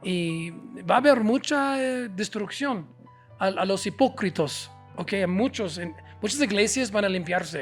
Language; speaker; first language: Spanish; non-native, fluent; English